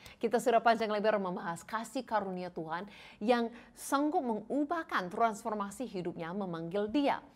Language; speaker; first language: Indonesian; non-native, fluent; English